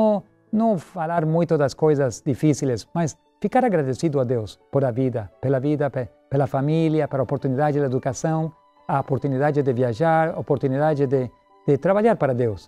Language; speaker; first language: Portuguese; non-native, learner; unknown